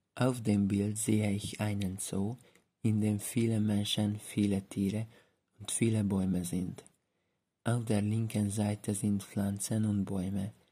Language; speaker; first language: German; non-native, learner; Hungarian